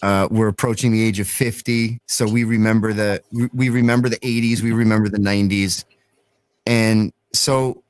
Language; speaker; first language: English; native; English